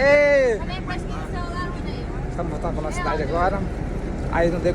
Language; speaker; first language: Portuguese; native; Portuguese